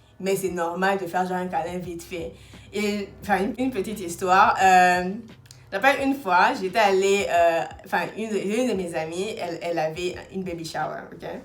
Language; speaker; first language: French; non-native, local second language; Lingala